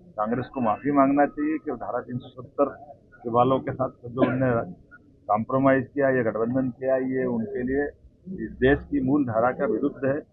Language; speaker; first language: Hindi; native; Hindi